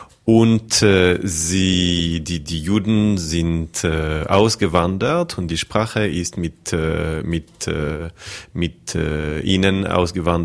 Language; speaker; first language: German; non-native, fluent; French